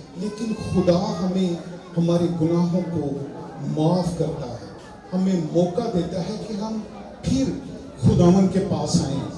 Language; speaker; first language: Urdu; non-native, local second language; Punjabi